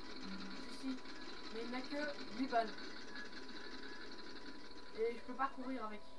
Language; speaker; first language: French; native; French